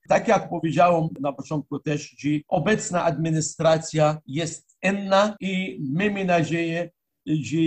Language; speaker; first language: Polish; non-native, fluent; Arabic